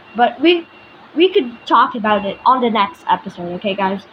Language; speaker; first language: English; non-native, local second language; Filipino